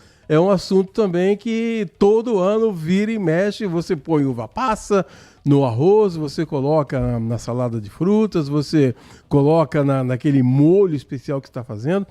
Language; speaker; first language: Portuguese; native; Portuguese